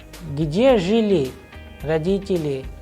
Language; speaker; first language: Russian; non-native, fluent; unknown